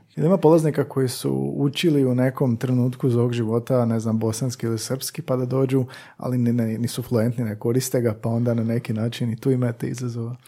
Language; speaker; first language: Croatian; native; Croatian